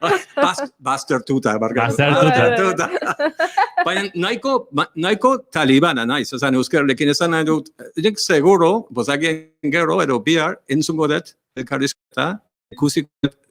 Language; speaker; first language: Basque; non-native, learner; English